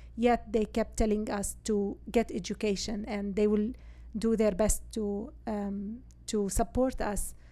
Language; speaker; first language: English; non-native, fluent; Arabic